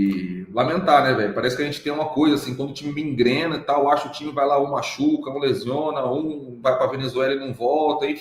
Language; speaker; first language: Portuguese; native; Portuguese